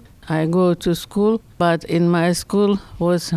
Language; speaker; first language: English; non-native, learner; Russian